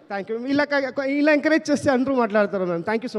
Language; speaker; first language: Telugu; non-native, learner; Kannada